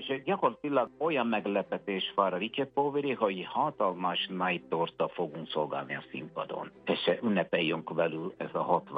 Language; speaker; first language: Hungarian; non-native, fluent; Italian